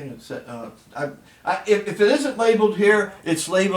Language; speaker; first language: English; native; English